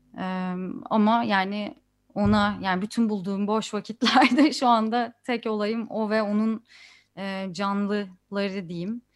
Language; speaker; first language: Turkish; native; Turkish